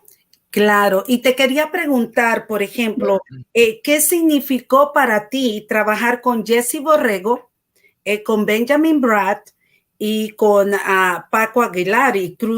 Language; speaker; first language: Spanish; native; Spanish